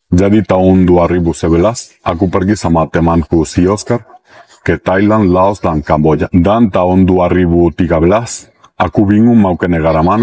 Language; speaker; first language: Indonesian; non-native, fluent; Spanish